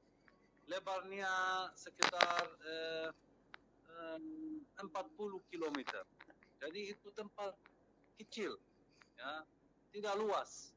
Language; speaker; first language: Indonesian; non-native, fluent; Arabic